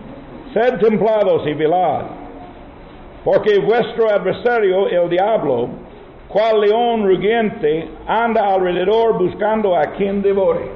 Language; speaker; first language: Spanish; non-native, learner; English